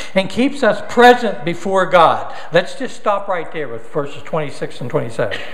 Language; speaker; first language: English; native; English